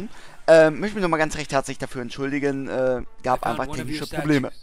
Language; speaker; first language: German; native; German